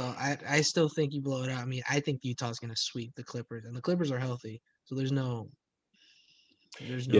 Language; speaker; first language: English; native; English